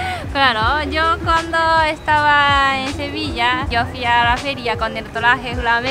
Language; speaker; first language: Spanish; non-native, learner; Japanese